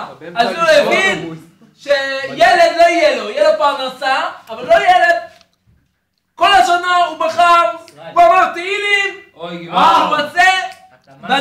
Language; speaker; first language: Hebrew; non-native, fluent; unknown